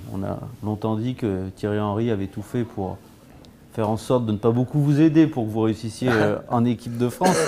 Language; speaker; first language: French; native; French